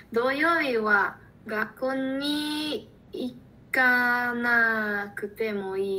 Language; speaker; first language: Japanese; non-native, learner; Spanish